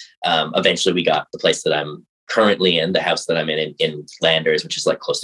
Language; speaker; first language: English; native; English